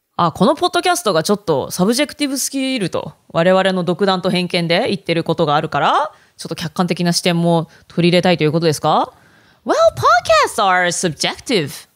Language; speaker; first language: Japanese; native; Japanese